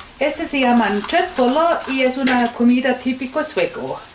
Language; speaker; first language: Spanish; non-native, fluent; Swedish